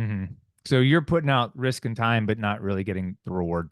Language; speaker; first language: English; native; English